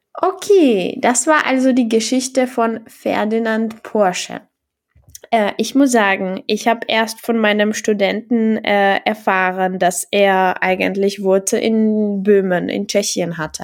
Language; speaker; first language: German; non-native, fluent; Czech